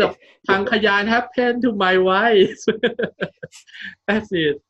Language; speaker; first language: English; non-native, learner; Thai